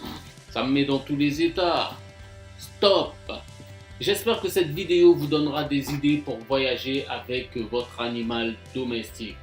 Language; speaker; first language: French; non-native, fluent; Japanese